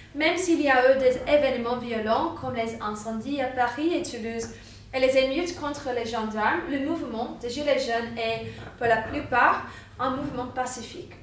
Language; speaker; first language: French; non-native, fluent; English